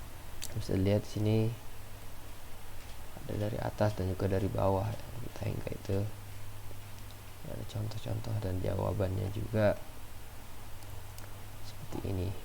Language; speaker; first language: Indonesian; native; Indonesian